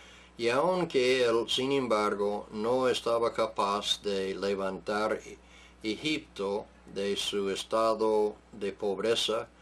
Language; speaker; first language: Spanish; non-native, fluent; English